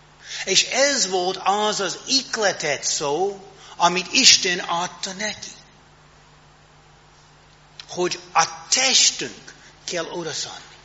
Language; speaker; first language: Hungarian; non-native, fluent; English